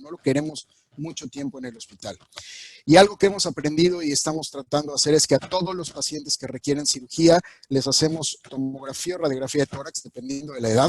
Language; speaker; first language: Spanish; native; Spanish